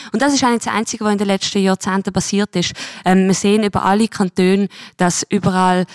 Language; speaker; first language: German; native; German